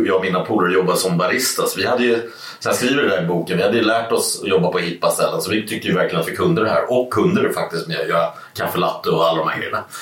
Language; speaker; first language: Swedish; native; Swedish